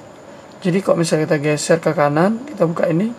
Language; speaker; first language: Indonesian; native; Indonesian